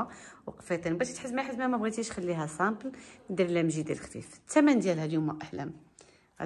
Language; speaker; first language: Arabic; native; Arabic